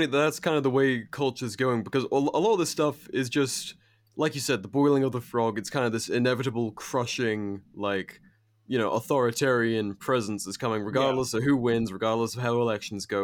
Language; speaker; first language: English; native; English